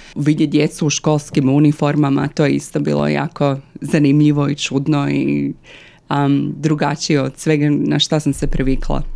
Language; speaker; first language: Croatian; early bilingual, other home language; English